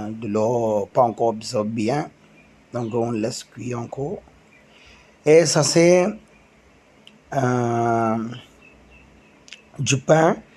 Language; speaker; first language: French; non-native, learner; Tamil